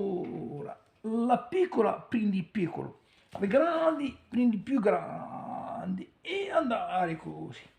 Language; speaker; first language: Italian; non-native, learner; Arabic